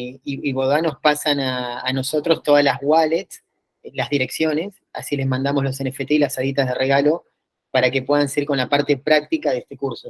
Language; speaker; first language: Spanish; native; Spanish